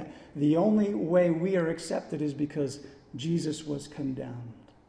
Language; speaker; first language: English; native; English